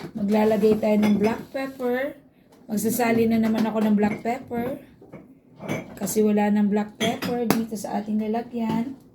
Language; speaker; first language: Filipino; non-native, local second language; Bikol